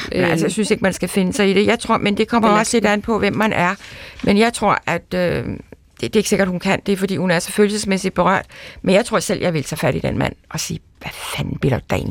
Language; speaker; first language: Danish; native; Danish